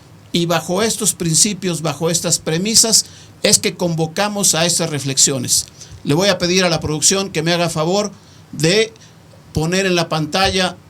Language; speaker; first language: Spanish; native; Spanish